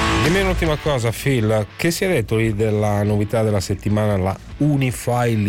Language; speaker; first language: Italian; native; Italian